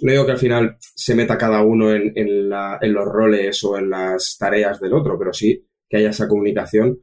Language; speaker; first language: Spanish; native; Spanish